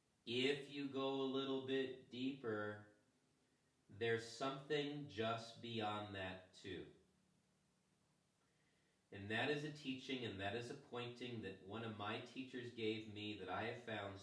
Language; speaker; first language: English; native; English